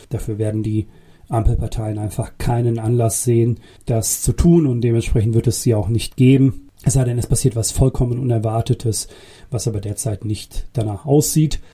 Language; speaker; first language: German; early bilingual, other home language; Bosnian